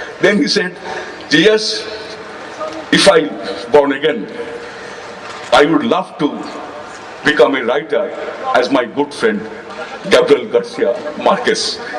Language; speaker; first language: English; non-native, local second language; Bangla